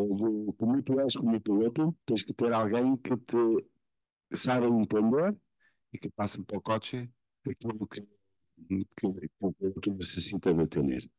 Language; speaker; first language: Spanish; non-native, fluent; Portuguese